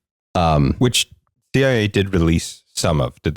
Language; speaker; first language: English; native; English